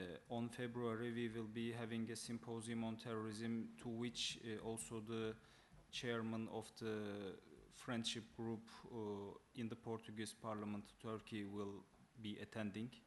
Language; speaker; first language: English; non-native, fluent; Turkish